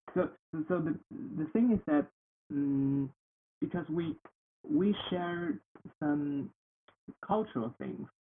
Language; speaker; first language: English; non-native, learner; Chinese